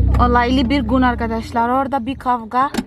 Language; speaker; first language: Turkish; non-native, fluent; Portuguese